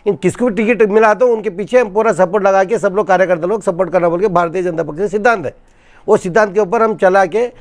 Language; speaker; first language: Hindi; non-native, local second language; Kannada